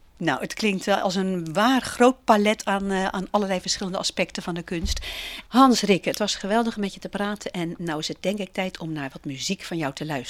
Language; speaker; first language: Dutch; native; Dutch